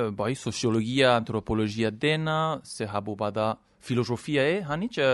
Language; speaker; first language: Basque; non-native, fluent; English